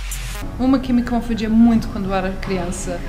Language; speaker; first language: Portuguese; early bilingual, heritage; Portuguese